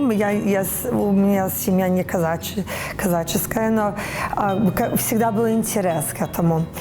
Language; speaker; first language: Russian; early bilingual, heritage; Russian